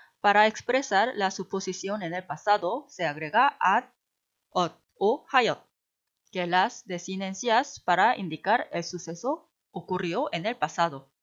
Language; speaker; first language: Spanish; non-native, fluent; Korean